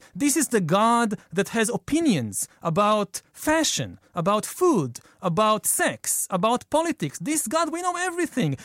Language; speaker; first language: English; non-native, fluent; Hebrew